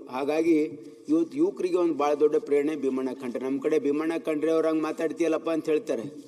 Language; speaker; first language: Kannada; native; Kannada